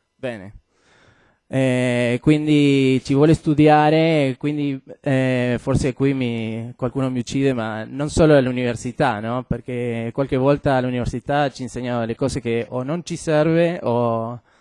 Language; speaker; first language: Italian; non-native, fluent; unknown